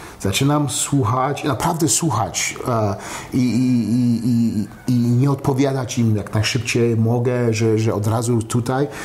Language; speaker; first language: Polish; early bilingual, heritage; Polish